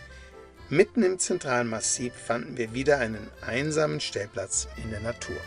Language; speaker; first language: German; native; German